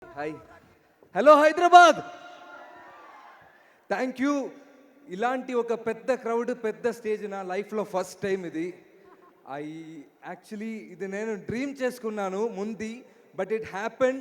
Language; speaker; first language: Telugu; non-native, learner; Malayalam